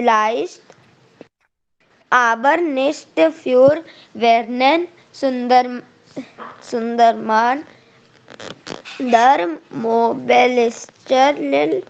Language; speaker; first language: German; non-native, learner; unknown